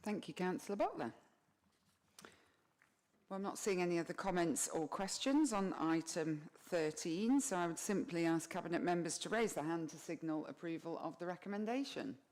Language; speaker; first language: English; native; English